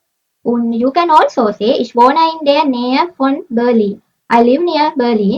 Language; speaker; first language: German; non-native, learner; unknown